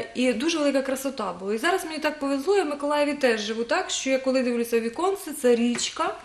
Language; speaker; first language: Ukrainian; native; Ukrainian